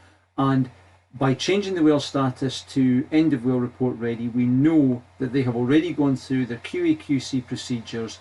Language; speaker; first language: English; native; English